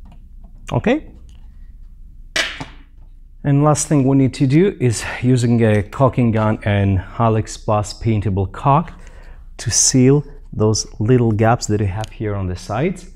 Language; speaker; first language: English; non-native, fluent; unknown